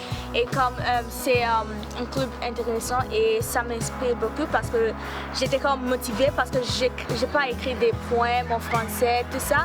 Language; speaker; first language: French; non-native, learner; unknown